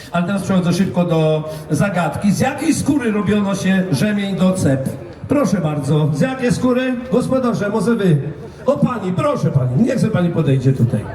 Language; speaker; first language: Polish; native; Polish